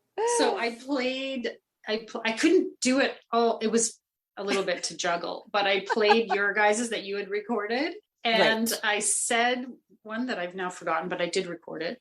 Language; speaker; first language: English; native; English